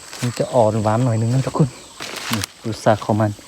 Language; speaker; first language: Thai; non-native, local second language; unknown